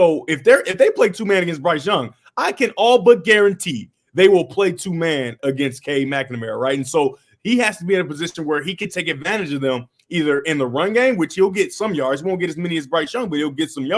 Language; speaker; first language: English; native; English